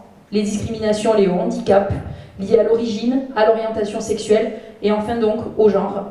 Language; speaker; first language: French; native; French